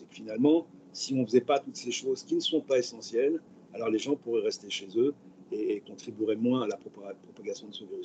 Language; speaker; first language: French; native; French